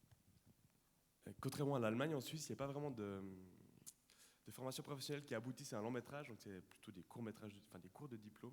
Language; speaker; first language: French; native; French